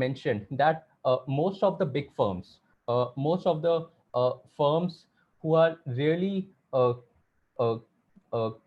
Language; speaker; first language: English; non-native, local second language; Hindi